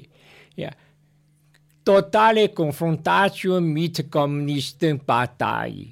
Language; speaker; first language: German; non-native, learner; Chinese